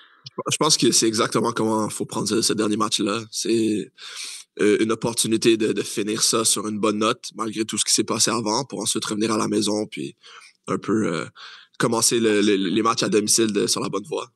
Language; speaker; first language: French; native; French